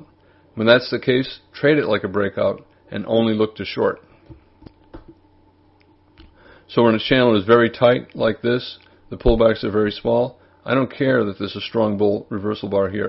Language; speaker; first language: English; native; English